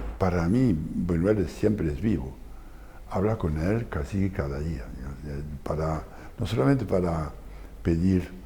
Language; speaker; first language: Spanish; non-native, fluent; French